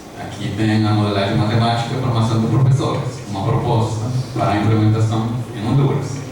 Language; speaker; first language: Portuguese; non-native, fluent; Spanish